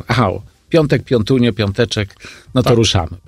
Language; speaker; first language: Polish; native; Polish